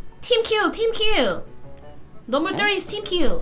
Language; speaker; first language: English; non-native, learner; Korean